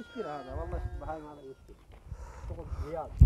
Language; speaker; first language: Arabic; non-native, learner; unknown